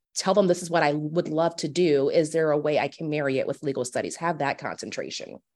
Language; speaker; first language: English; native; English